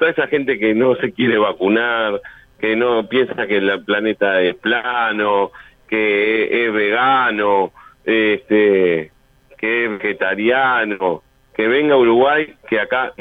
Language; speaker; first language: Spanish; native; Spanish